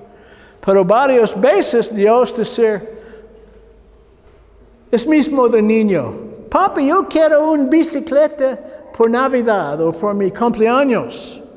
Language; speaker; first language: Spanish; non-native, learner; English